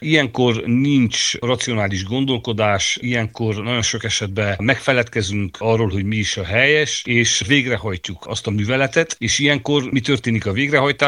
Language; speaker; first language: Hungarian; native; Hungarian